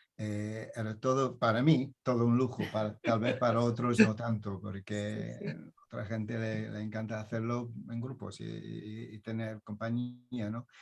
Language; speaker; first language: Spanish; non-native, fluent; English